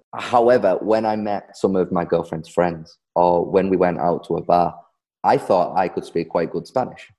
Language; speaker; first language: English; native; English